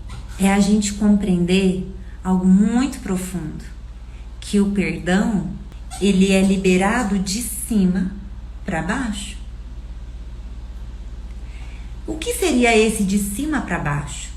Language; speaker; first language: Portuguese; native; Portuguese